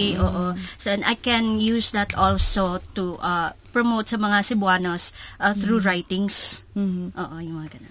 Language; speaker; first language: Filipino; non-native, local second language; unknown